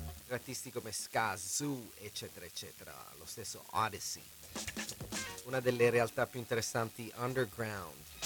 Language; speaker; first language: Italian; native; Italian